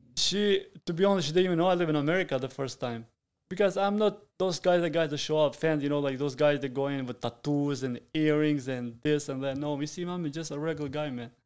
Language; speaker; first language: English; non-native, fluent; Italian